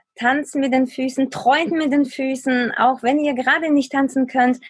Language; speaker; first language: German; non-native, fluent; Ukrainian